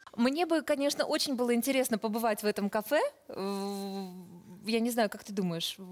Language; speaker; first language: Russian; native; Russian